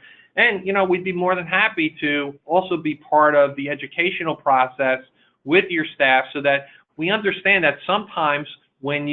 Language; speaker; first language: English; native; English